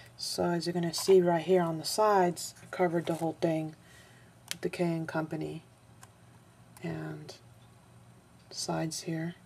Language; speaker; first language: English; non-native, fluent; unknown